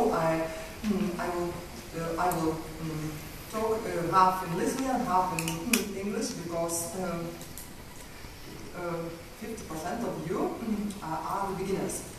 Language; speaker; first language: English; non-native, local second language; Lithuanian